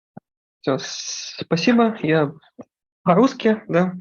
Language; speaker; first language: Russian; native; Russian